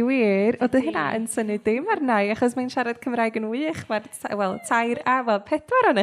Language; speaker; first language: Welsh; native; Welsh